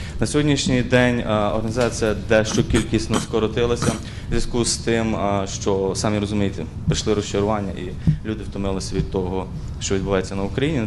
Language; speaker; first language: Ukrainian; native; Ukrainian